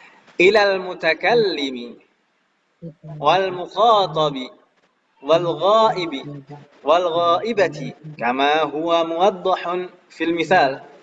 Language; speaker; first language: Arabic; non-native, fluent; Indonesian